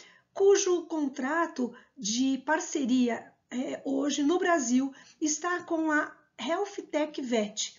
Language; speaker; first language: Portuguese; native; Portuguese